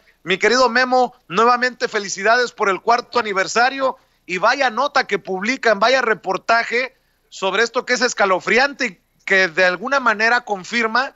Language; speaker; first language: Spanish; native; Spanish